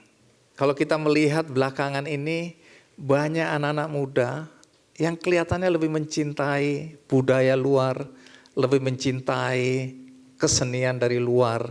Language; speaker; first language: Indonesian; native; Indonesian